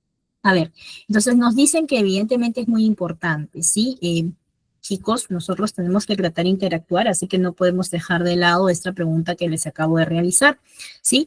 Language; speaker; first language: Spanish; native; Spanish